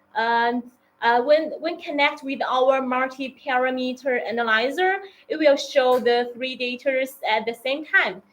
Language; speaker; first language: English; non-native, learner; Chinese